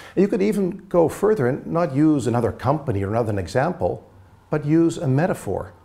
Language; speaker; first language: English; native; English